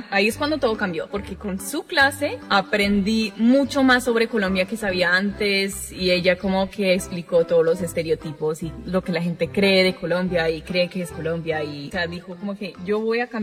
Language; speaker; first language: Spanish; non-native, fluent; English